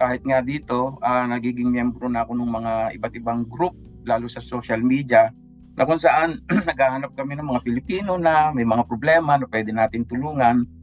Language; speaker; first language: Filipino; native; Filipino